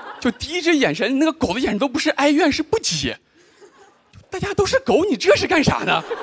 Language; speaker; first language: Chinese; native; Chinese